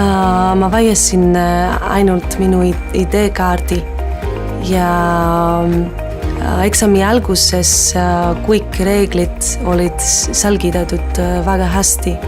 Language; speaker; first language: Estonian; non-native, learner; Greek